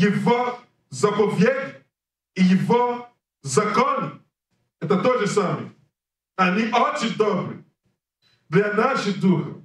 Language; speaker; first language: Russian; non-native, learner; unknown